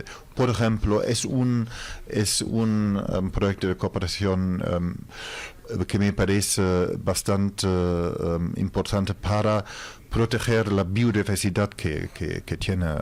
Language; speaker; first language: Spanish; non-native, fluent; German